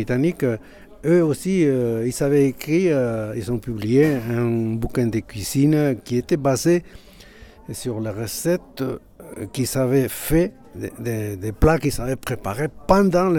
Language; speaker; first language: French; non-native, fluent; Basque